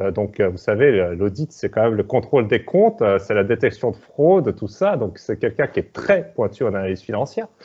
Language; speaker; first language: French; native; French